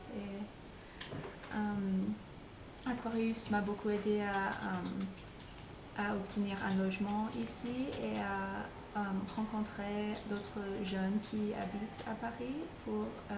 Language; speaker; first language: French; non-native, fluent; English